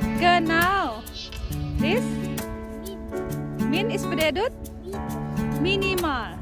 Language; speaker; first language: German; non-native, learner; Indonesian